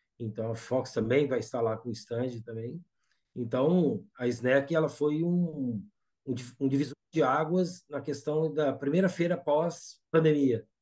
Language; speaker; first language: Portuguese; native; Portuguese